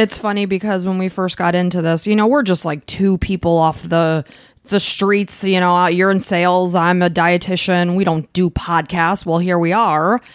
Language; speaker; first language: English; native; English